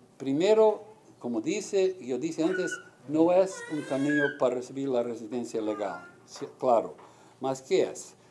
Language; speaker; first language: Spanish; early bilingual, heritage; Portuguese